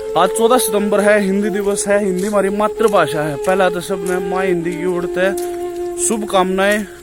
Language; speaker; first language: Hindi; native; Hindi